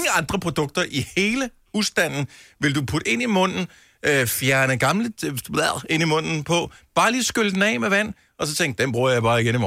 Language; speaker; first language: Danish; native; Danish